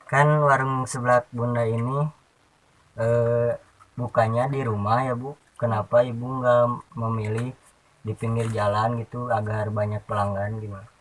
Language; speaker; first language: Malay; non-native, local second language; Sundanese